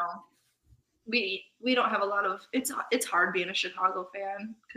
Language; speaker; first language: English; native; English